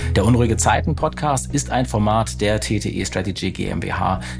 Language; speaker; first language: German; native; German